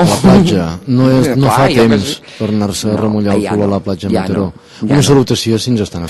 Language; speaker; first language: Catalan; native; Catalan